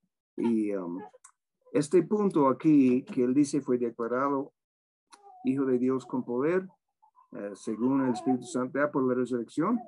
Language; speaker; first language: Spanish; non-native, fluent; English